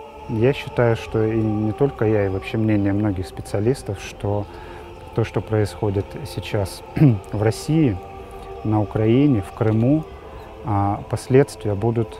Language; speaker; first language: Russian; native; Russian